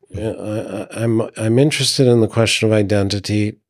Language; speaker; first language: English; native; English